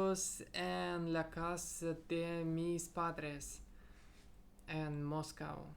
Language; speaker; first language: Spanish; non-native, learner; Russian